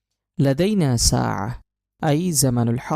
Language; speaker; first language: Arabic; non-native, fluent; Urdu